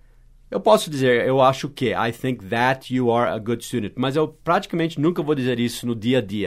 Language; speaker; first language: Portuguese; non-native, fluent; English